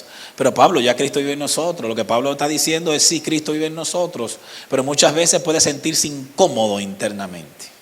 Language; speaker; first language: Spanish; native; Spanish